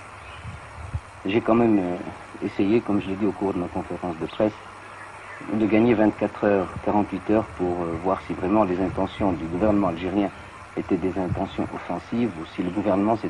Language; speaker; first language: French; non-native, local second language; Arabic